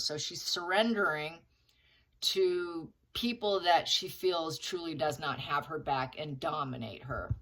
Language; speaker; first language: English; native; English